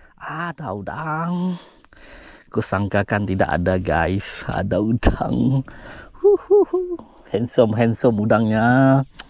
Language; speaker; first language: Malay; native; Malay